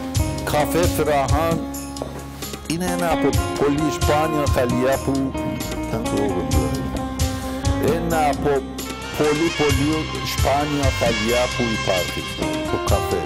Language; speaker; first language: Greek; non-native, learner; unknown